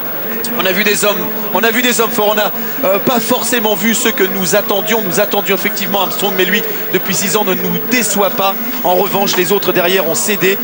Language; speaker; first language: French; native; French